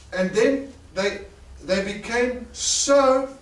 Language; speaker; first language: English; native; English